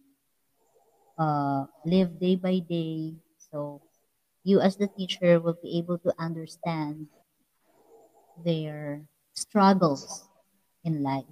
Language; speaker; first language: English; non-native, local second language; Waray